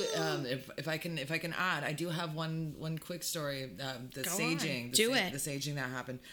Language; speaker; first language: English; native; English